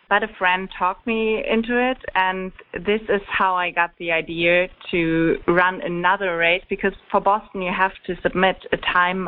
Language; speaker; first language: English; non-native, fluent; German